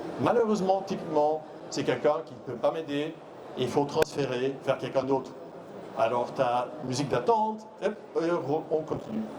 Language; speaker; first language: French; non-native, local second language; Dutch